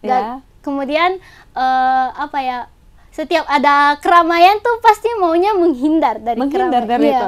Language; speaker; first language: Indonesian; native; Indonesian